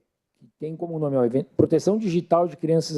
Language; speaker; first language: Portuguese; native; Portuguese